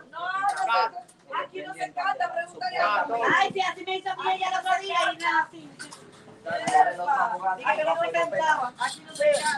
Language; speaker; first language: Spanish; native; Spanish